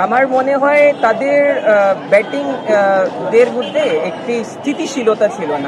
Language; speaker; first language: Bangla; non-native, learner; Urdu